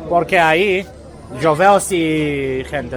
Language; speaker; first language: Spanish; non-native, learner; Hebrew